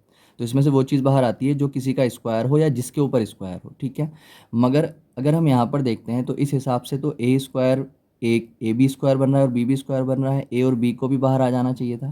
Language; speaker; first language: Hindi; native; Hindi